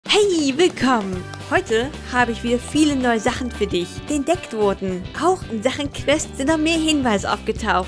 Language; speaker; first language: German; native; German